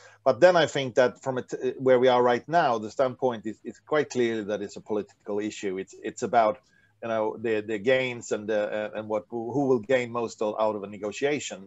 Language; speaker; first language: English; non-native, fluent; Swedish